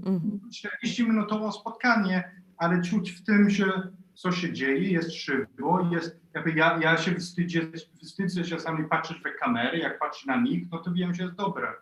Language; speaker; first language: Polish; non-native, fluent; Swedish